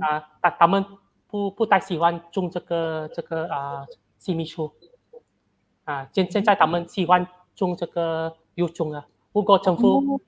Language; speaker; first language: Chinese; non-native, local second language; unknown